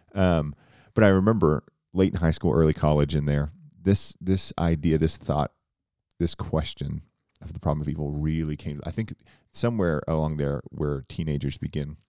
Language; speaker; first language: English; native; English